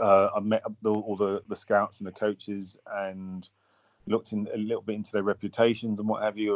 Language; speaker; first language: English; native; English